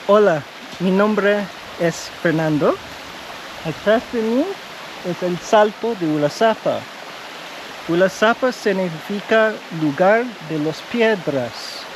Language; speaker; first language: Spanish; early bilingual, heritage; English